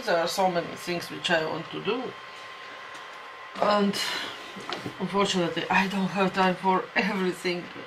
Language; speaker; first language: English; non-native, fluent; Latvian